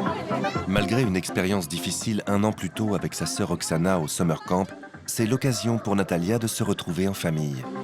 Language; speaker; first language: French; native; French